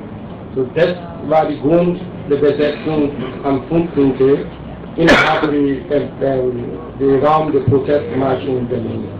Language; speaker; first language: German; non-native, learner; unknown